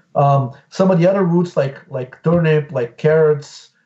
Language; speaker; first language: English; non-native, fluent; Bulgarian